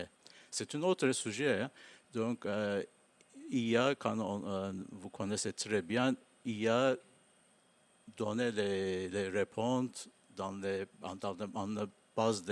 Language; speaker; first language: French; non-native, learner; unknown